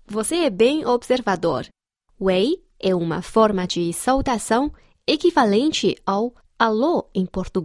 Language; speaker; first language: Portuguese; non-native, fluent; Chinese